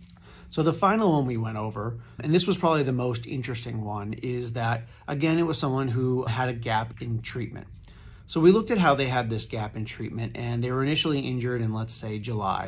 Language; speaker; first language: English; native; English